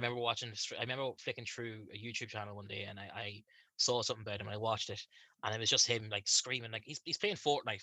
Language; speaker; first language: English; native; English